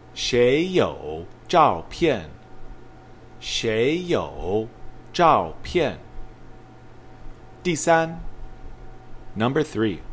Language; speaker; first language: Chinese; non-native, fluent; English